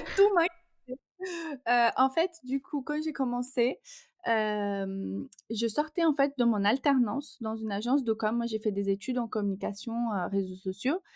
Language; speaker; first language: French; non-native, fluent; Portuguese